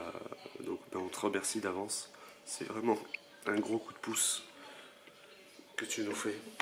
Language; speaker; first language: French; native; French